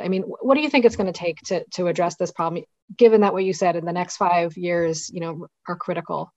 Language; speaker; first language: English; native; English